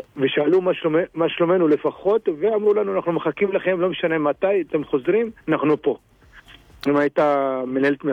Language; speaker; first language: Hebrew; non-native, local second language; Arabic